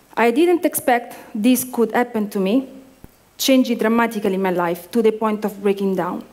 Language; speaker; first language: English; non-native, fluent; Italian